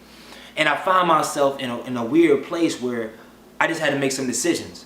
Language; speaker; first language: English; native; English